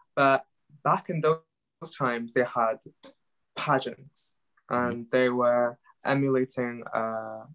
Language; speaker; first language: English; non-native, local second language; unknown